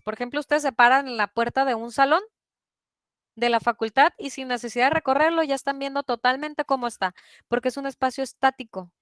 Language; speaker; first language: Spanish; native; Spanish